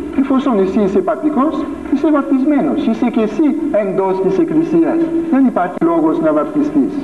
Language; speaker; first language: Greek; non-native, fluent; French